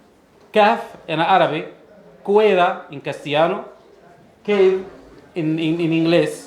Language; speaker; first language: Spanish; non-native, fluent; Arabic